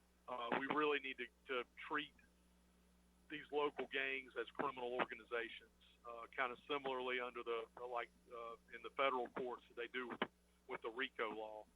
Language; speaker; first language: English; native; English